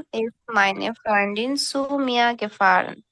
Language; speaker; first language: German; non-native, learner; Bangla